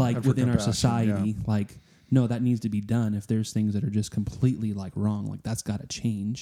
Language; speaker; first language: English; native; English